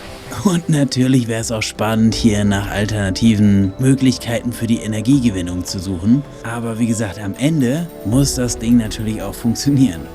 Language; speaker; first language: German; native; German